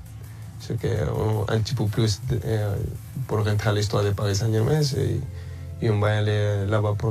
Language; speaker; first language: French; early bilingual, other home language; Spanish